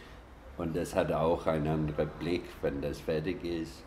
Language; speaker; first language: German; non-native, fluent; English